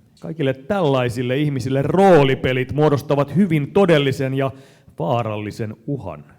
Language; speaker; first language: Finnish; native; Finnish